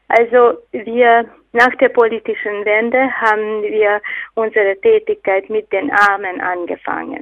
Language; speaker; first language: German; non-native, fluent; Hungarian